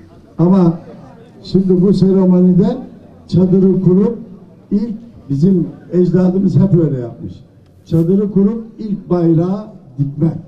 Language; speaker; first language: Turkish; native; Turkish